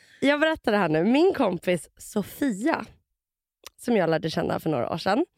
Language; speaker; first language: Swedish; early bilingual, other home language; Russian